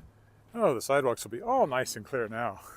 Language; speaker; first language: English; native; English